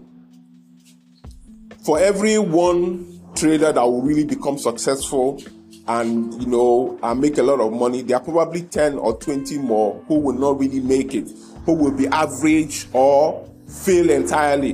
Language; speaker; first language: English; non-native, local second language; Igbo